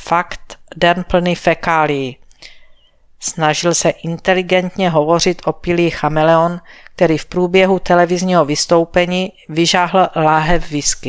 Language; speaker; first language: Czech; native; Czech